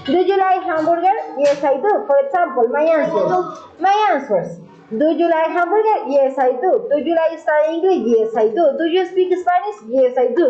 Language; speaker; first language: English; non-native, learner; Spanish